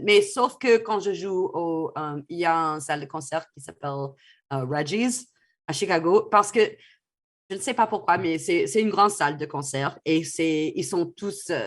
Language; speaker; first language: French; non-native, fluent; English